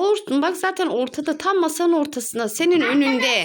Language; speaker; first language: Turkish; native; Turkish